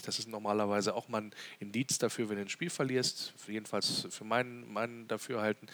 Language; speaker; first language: German; native; German